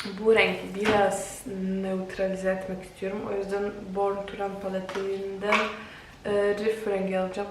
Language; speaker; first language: Turkish; non-native, fluent; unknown